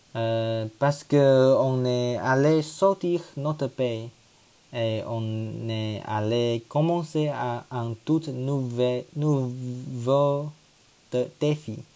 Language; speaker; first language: French; non-native, learner; Chinese